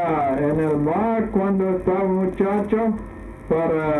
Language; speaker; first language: Spanish; non-native, learner; English